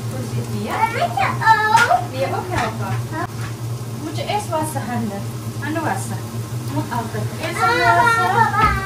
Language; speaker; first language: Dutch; non-native, learner; Indonesian